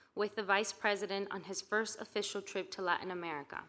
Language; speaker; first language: English; native; English